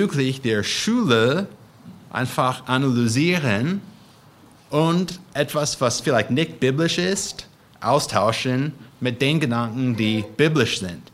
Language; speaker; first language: German; non-native, fluent; English